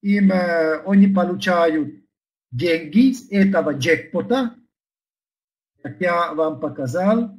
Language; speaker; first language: Russian; non-native, learner; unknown